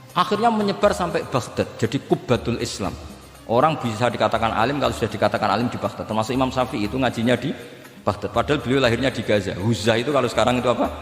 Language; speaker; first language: Indonesian; non-native, local second language; Javanese